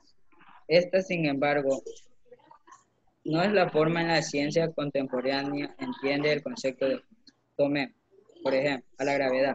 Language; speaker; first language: Spanish; native; Spanish